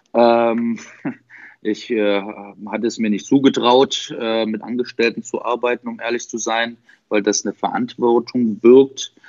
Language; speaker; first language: German; native; German